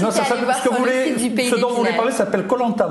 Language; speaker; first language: French; native; French